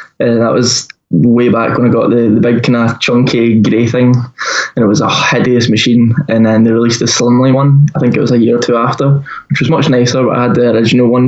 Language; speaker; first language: English; native; English